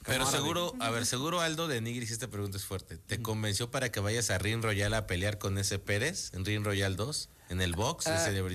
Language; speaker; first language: Spanish; native; Spanish